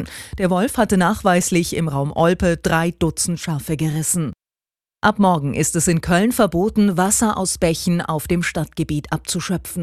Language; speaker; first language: German; native; German